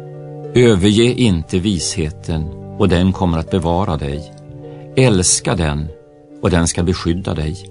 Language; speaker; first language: Swedish; native; Swedish